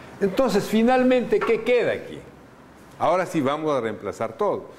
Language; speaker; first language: Spanish; native; Spanish